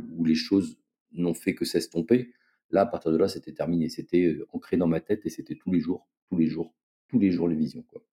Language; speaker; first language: French; native; French